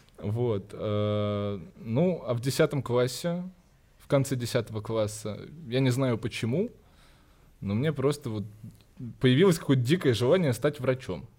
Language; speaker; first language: Russian; native; Russian